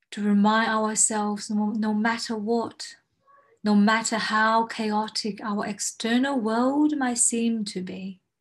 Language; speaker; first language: English; non-native, fluent; Chinese